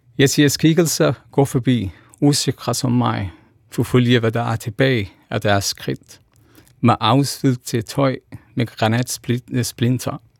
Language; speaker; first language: Danish; non-native, fluent; Kurdish